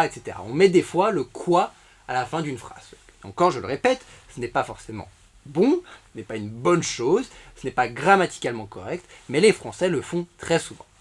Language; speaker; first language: French; native; French